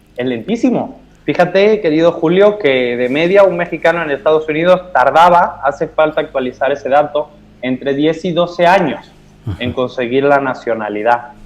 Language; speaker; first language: Spanish; native; Spanish